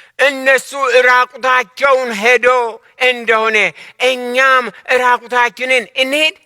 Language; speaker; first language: Amharic; non-native, local second language; Oromo